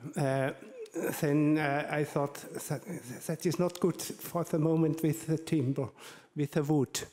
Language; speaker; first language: English; non-native, learner; German